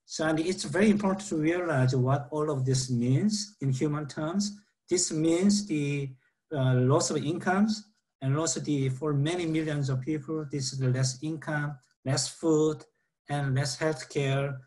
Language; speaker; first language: English; non-native, fluent; Korean